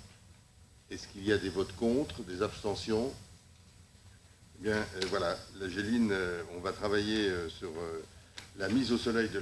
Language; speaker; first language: French; native; French